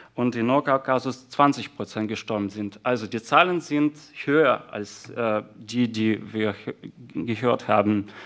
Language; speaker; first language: German; non-native, fluent; Russian